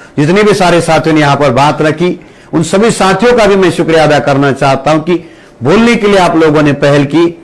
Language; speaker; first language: Hindi; non-native, local second language; Marathi